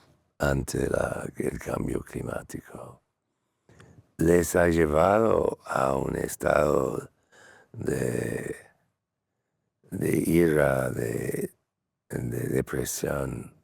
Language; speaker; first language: Spanish; non-native, fluent; English